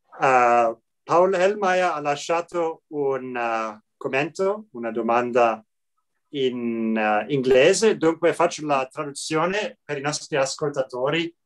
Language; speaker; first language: Italian; non-native, fluent; English